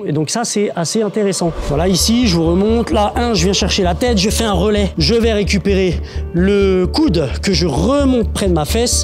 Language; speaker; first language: French; native; French